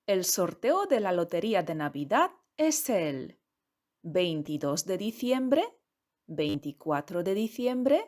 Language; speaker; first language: Spanish; non-native, fluent; Polish